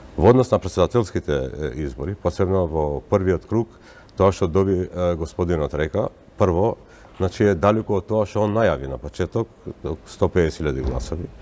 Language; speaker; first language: Macedonian; non-native, local second language; Albanian